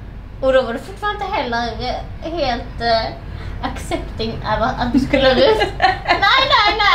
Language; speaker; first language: Swedish; native; Swedish